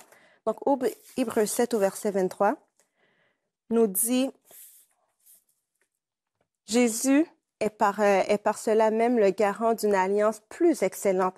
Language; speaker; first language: French; native; French